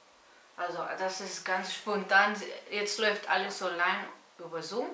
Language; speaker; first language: German; non-native, fluent; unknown